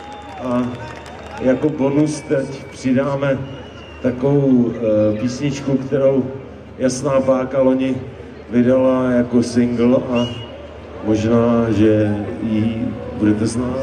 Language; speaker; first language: Czech; native; Czech